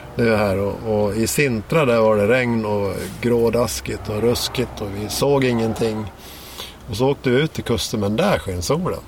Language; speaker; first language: Swedish; native; Swedish